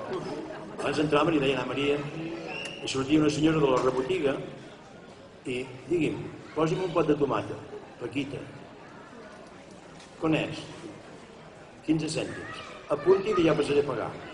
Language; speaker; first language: Catalan; native; Catalan